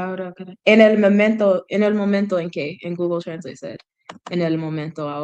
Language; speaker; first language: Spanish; non-native, learner; English